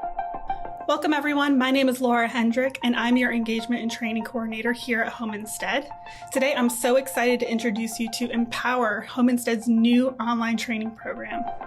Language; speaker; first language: English; native; English